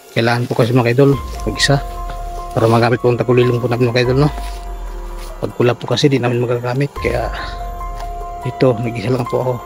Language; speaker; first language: Filipino; non-native, local second language; Cebuano